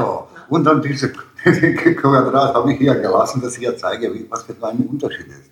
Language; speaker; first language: German; non-native, learner; Bosnian